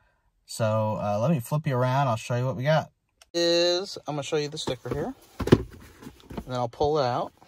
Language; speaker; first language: English; native; English